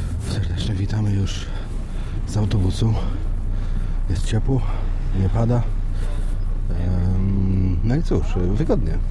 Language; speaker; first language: Polish; native; Polish